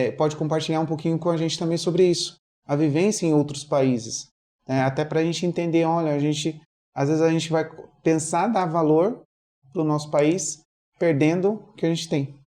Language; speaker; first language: Portuguese; native; Portuguese